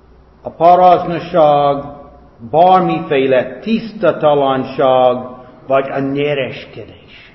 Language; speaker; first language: Hungarian; non-native, fluent; English